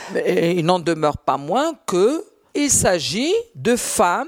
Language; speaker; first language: French; non-native, local second language; Arabic